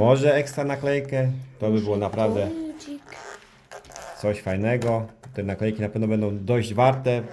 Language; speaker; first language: Polish; early bilingual, heritage; Polish